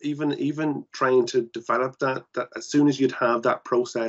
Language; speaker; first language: English; native; English